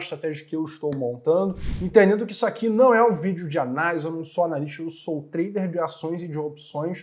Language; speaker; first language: Portuguese; native; Portuguese